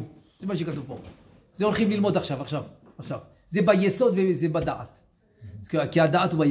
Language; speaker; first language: Hebrew; non-native, fluent; French